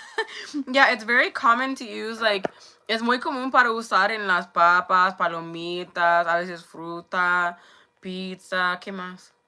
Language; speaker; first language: Spanish; non-native, learner; English